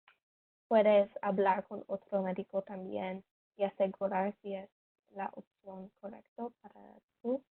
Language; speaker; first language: Spanish; non-native, learner; English